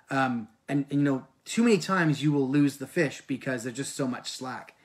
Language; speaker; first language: English; native; English